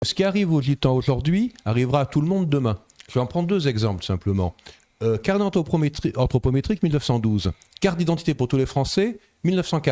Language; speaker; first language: French; native; French